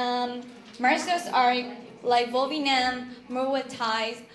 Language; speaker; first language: English; non-native, learner; Vietnamese